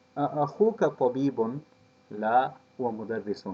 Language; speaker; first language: Arabic; non-native, fluent; English